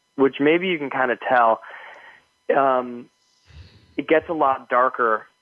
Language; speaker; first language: English; native; English